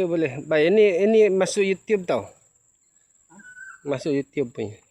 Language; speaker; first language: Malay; non-native, local second language; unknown